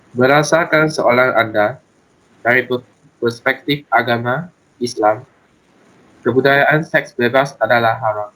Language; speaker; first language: Malay; native; Malay